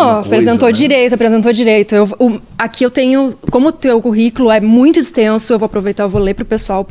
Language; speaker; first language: Portuguese; native; Portuguese